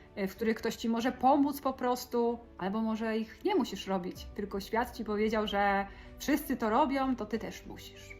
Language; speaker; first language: Polish; native; Polish